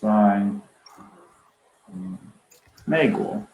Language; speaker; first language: Chinese; non-native, learner; Swedish